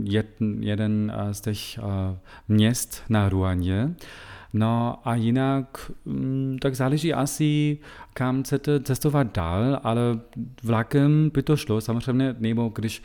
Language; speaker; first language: Czech; non-native, fluent; German